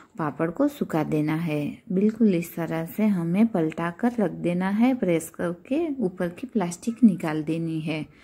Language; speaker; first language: Hindi; non-native, local second language; Gujarati